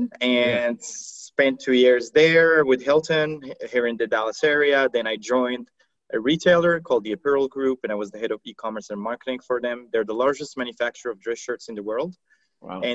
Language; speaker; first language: English; non-native, fluent; Arabic